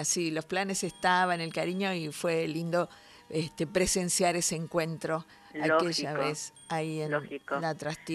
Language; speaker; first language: Spanish; native; Spanish